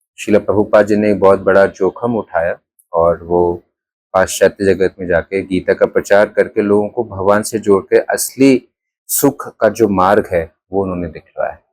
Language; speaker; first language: Hindi; native; Hindi